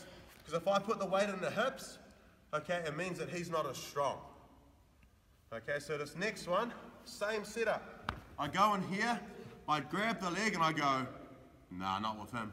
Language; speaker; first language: English; native; English